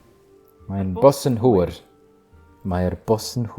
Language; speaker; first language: Welsh; non-native, learner; English